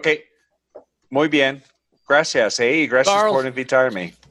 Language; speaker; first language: Spanish; non-native, fluent; English